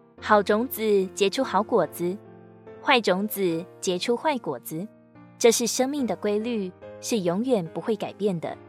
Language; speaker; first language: Chinese; native; Chinese